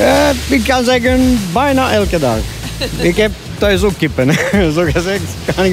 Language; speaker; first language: Dutch; non-native, learner; Romanian